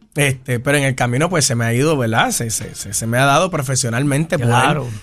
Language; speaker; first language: Spanish; native; Spanish